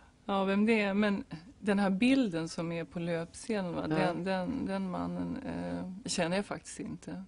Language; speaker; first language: Swedish; native; Swedish